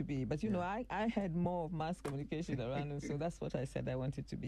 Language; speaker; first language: English; non-native, local second language; Akan